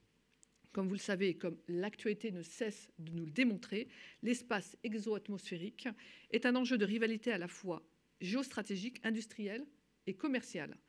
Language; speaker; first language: French; native; French